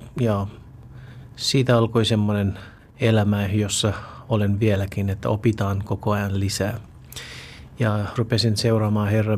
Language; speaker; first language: Finnish; non-native, fluent; Urdu